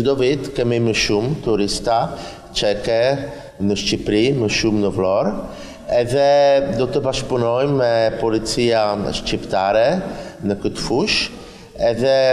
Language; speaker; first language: Albanian; non-native, learner; Czech